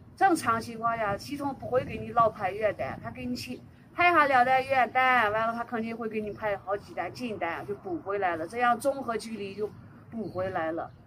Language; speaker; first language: Chinese; native; Chinese